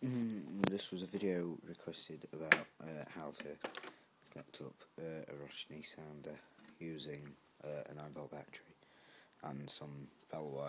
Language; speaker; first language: English; native; English